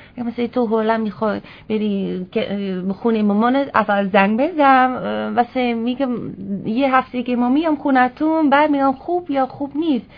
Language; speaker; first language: Persian; non-native, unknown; Dutch